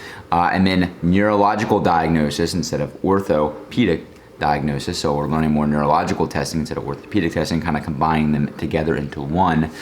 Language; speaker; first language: English; native; English